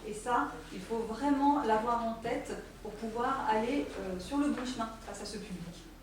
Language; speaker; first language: French; native; French